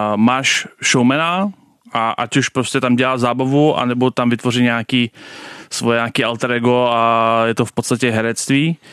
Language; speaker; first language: Czech; early bilingual, other home language; Russian